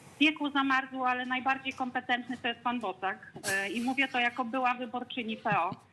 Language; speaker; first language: Polish; native; Polish